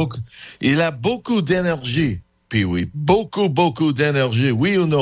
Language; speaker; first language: French; non-native, learner; English